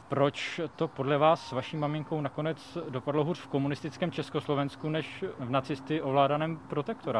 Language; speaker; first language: Czech; native; Czech